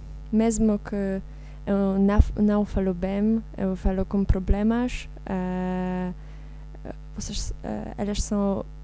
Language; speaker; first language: Portuguese; non-native, learner; Polish